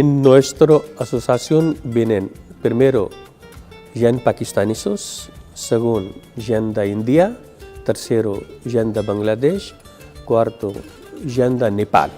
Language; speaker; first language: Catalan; non-native, learner; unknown